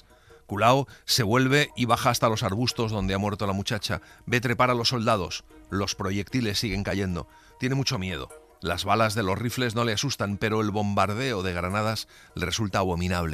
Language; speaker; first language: Spanish; native; Spanish